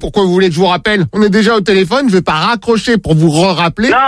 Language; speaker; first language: French; native; French